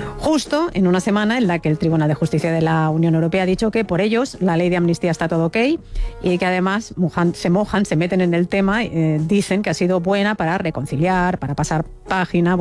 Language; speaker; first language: Spanish; native; Spanish